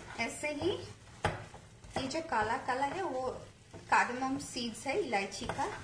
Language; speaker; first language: Hindi; non-native, local second language; Khasi